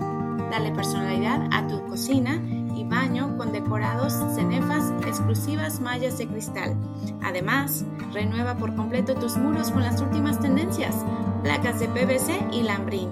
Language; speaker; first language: Spanish; native; Spanish